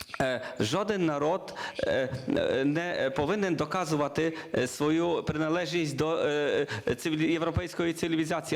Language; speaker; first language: Ukrainian; non-native, learner; Polish